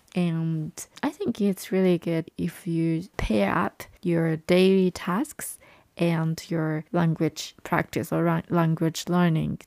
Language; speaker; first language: English; non-native, fluent; Japanese